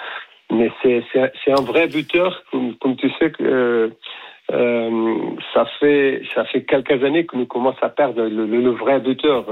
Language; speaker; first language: French; non-native, fluent; Portuguese